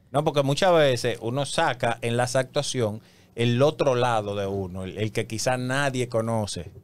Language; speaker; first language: Spanish; native; Spanish